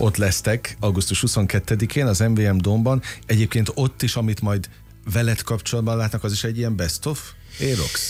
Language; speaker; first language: Hungarian; native; Hungarian